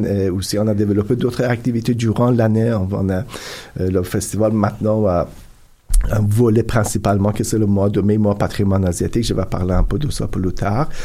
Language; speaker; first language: French; non-native, fluent; Persian